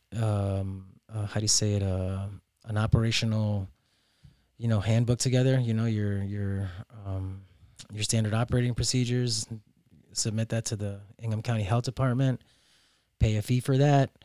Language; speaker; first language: English; native; English